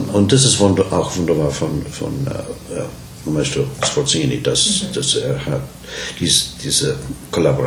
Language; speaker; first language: German; non-native, learner; English